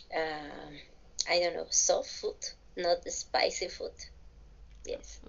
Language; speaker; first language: English; non-native, learner; Spanish